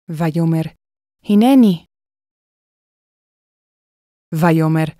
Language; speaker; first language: Hebrew; non-native, fluent; English